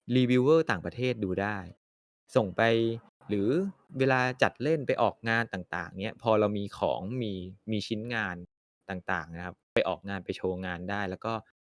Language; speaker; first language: Thai; native; Thai